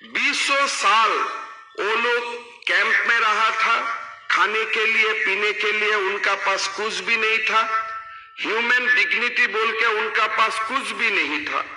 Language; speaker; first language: Hindi; non-native, local second language; Assamese